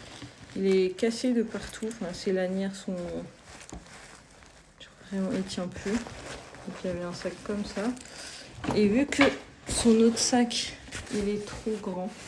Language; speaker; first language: French; native; French